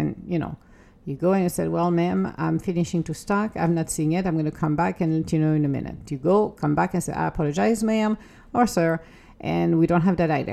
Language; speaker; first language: English; non-native, fluent; French